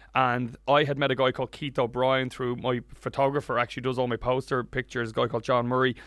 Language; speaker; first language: English; native; English